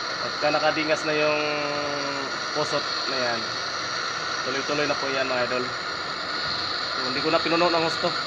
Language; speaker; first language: Filipino; non-native, local second language; Cebuano